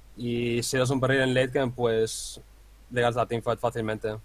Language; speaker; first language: Spanish; non-native, fluent; Dutch